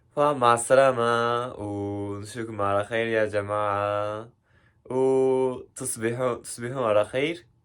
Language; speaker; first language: Arabic; non-native, learner; Japanese